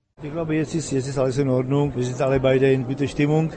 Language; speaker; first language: German; non-native, learner; Czech